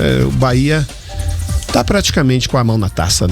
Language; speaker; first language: Portuguese; native; Portuguese